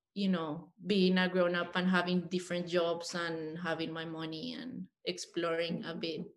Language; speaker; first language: English; non-native, fluent; Spanish